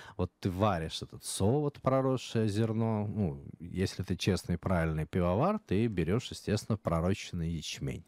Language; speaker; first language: Russian; native; Russian